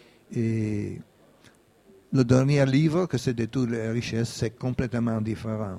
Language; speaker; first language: French; non-native, fluent; Italian